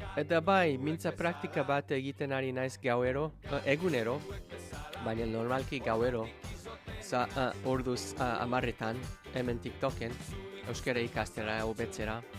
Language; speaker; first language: Basque; non-native, learner; English